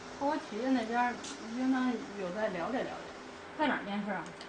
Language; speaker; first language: Chinese; native; Chinese